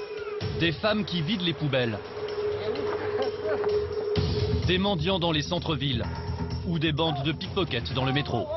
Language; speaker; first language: French; native; French